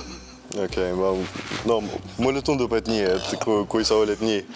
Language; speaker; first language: Estonian; non-native, local second language; Russian